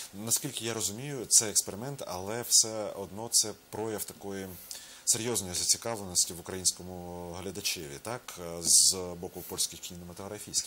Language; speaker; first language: Ukrainian; native; Ukrainian